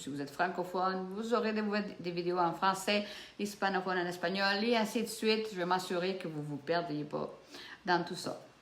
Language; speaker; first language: French; early bilingual, other home language; Portuguese